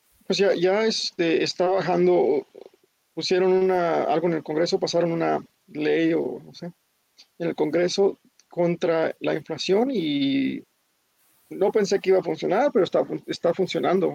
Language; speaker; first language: Spanish; early bilingual, heritage; English